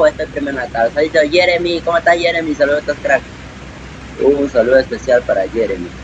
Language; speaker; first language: Spanish; native; Spanish